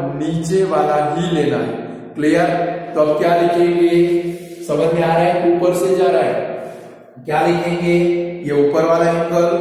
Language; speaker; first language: Hindi; non-native, local second language; Gujarati